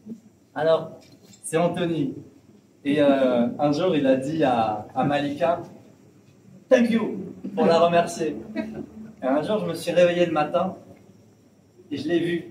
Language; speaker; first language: French; native; French